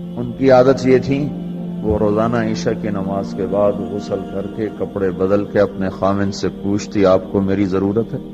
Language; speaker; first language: Urdu; non-native, local second language; Punjabi